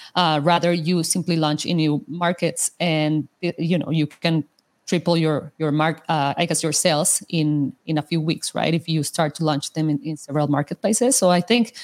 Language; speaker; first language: English; non-native, fluent; Spanish